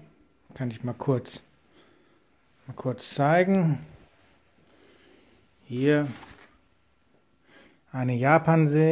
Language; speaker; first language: German; native; German